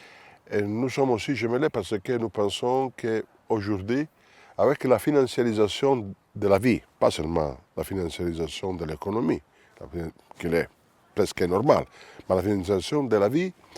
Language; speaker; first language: French; non-native, fluent; Italian